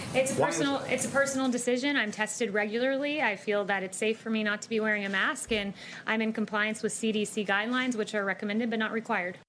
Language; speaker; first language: English; native; English